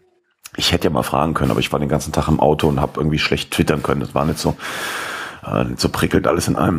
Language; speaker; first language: German; native; German